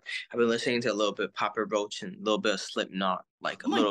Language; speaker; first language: English; non-native, local second language; Cantonese